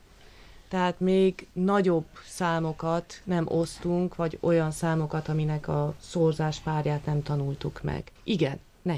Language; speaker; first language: Hungarian; native; Hungarian